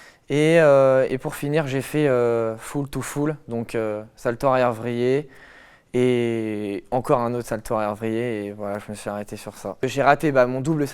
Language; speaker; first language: French; native; French